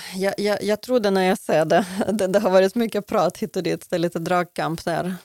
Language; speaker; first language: Swedish; non-native, fluent; Ukrainian